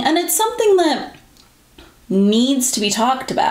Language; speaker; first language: English; native; English